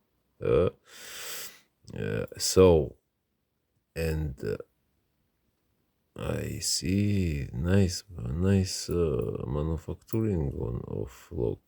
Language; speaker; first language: English; non-native, learner; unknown